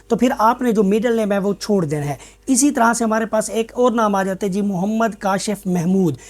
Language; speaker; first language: Urdu; non-native, local second language; Punjabi